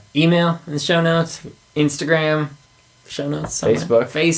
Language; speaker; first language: English; native; English